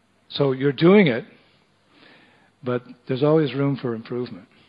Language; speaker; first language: English; native; English